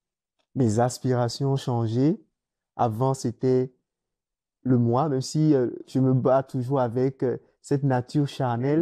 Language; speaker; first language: French; native; French